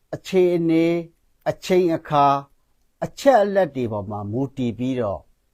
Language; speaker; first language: Burmese; non-native, local second language; Kachin